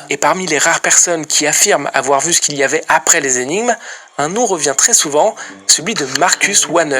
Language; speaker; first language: French; native; French